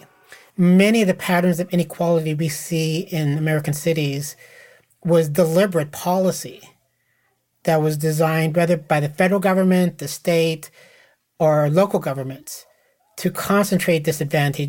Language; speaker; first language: English; native; English